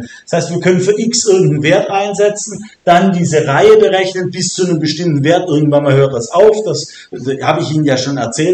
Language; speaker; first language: German; native; German